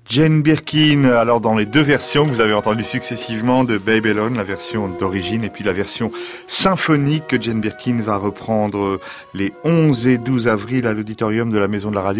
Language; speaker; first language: French; native; French